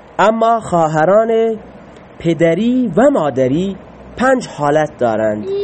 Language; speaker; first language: Persian; non-native, local second language; Baluchi